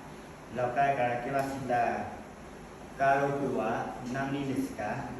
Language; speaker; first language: Japanese; non-native, learner; Vietnamese